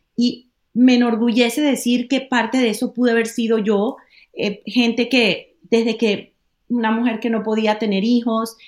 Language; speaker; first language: Spanish; native; Spanish